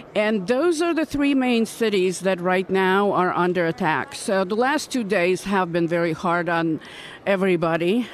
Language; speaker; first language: English; non-native, fluent; Russian